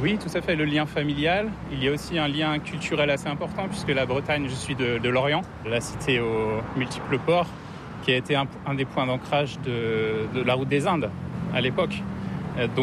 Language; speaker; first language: French; native; French